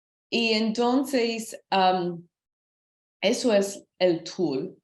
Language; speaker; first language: Spanish; non-native, learner; English